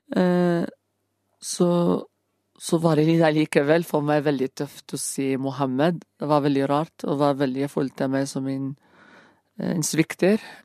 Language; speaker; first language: Norwegian; non-native, fluent; Arabic